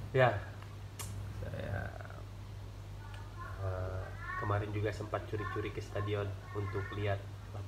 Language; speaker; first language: Indonesian; non-native, local second language; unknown